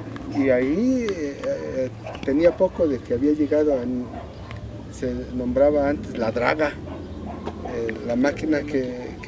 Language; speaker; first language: Spanish; native; Spanish